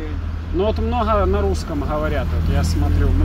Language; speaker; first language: Russian; native; Russian